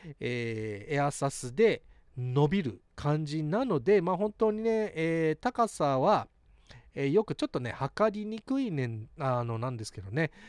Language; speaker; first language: Japanese; early bilingual, heritage; English